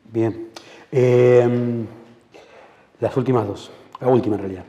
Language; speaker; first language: Spanish; native; Spanish